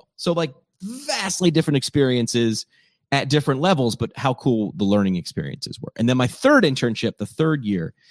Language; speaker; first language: English; native; English